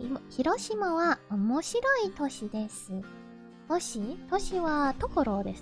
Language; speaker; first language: Japanese; non-native, learner; English